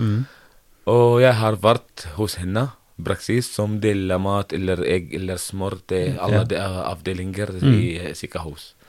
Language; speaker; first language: Norwegian; non-native, learner; Arabic